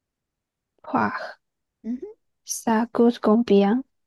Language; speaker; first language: French; non-native, learner; Chinese